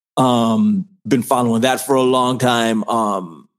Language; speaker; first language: English; native; English